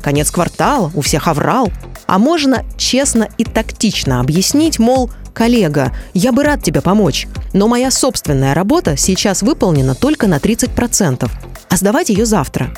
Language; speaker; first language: Russian; native; Russian